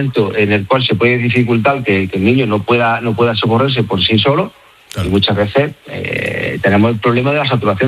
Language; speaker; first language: Spanish; native; Spanish